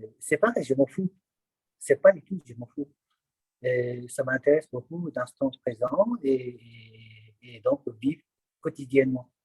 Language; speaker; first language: French; non-native, fluent; Nepali